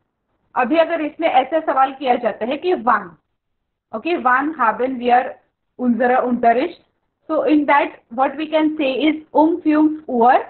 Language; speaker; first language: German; non-native, fluent; Hindi